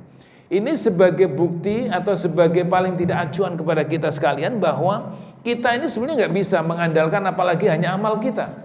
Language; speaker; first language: Indonesian; native; Indonesian